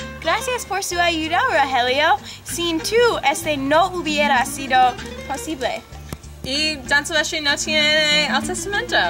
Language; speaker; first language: Spanish; non-native, learner; English